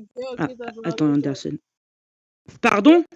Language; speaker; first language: French; native; French